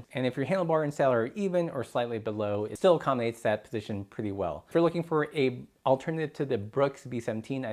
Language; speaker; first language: English; native; English